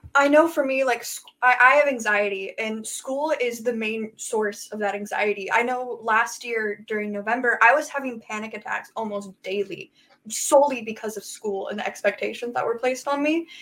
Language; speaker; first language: English; native; English